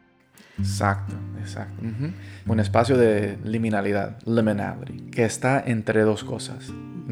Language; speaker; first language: Spanish; early bilingual, heritage; Spanish